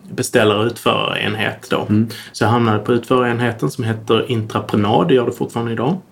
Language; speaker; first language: Swedish; native; Swedish